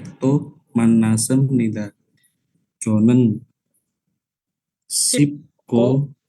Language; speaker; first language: Korean; non-native, learner; Indonesian